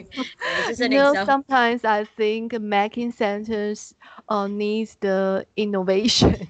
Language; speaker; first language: English; non-native, learner; Chinese